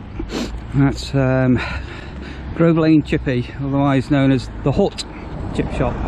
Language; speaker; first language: English; native; English